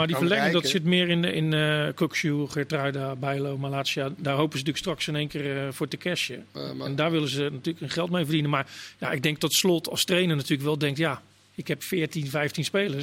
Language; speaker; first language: Dutch; native; Dutch